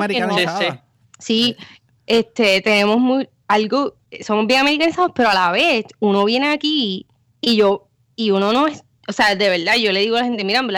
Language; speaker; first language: Spanish; native; Spanish